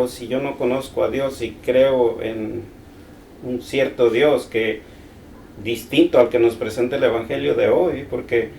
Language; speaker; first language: Spanish; native; Spanish